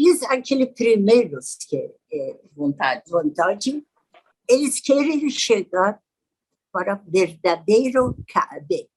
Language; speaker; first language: Portuguese; non-native, learner; Persian